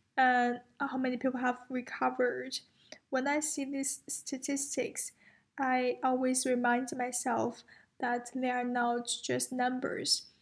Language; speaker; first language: English; non-native, fluent; Chinese